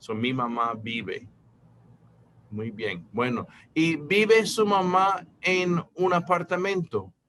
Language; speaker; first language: Spanish; non-native, fluent; English